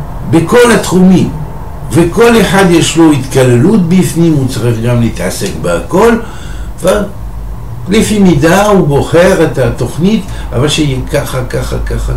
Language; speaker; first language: Hebrew; non-native, fluent; French